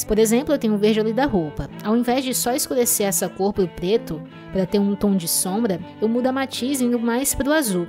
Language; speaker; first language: Portuguese; native; Portuguese